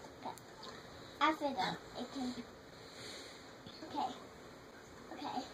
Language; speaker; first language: English; native; English